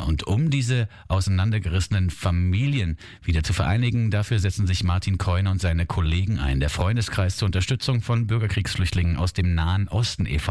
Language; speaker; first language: German; native; German